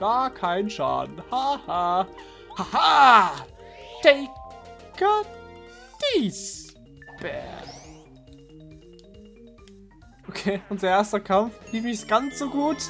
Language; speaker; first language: German; native; German